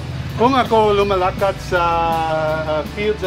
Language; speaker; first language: Filipino; non-native, learner; English